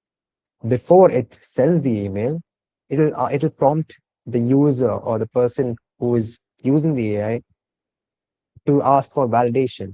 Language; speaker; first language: English; non-native, local second language; Malayalam